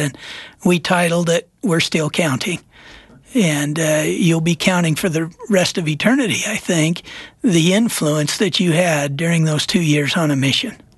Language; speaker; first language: English; native; English